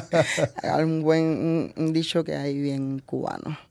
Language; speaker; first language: Spanish; native; Spanish